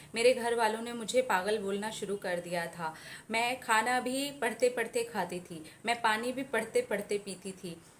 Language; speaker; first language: Hindi; native; Hindi